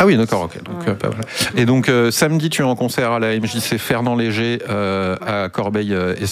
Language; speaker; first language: French; native; French